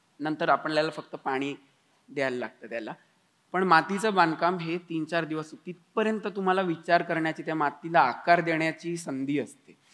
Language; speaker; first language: Marathi; native; Marathi